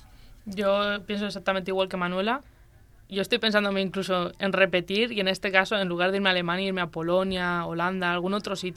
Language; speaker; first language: Spanish; native; Spanish